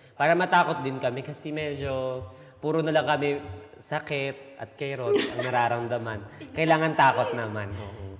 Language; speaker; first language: Filipino; native; Filipino